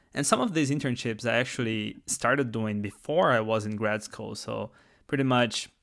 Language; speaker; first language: English; non-native, fluent; Portuguese